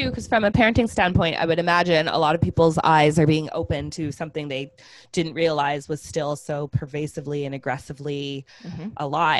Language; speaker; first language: English; native; English